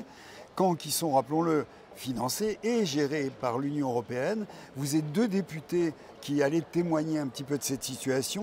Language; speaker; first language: French; native; French